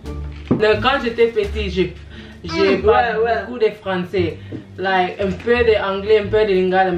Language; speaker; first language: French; early bilingual, heritage; French